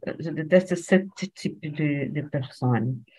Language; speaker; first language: French; non-native, learner; Portuguese